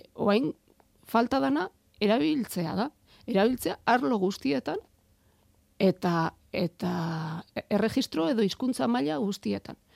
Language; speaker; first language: Basque; native; Basque